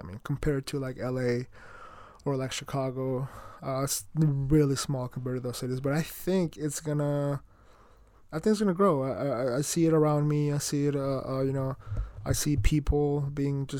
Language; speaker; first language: English; early bilingual, other home language; Spanish